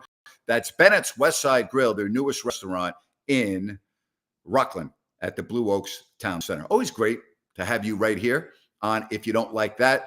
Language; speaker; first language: English; native; English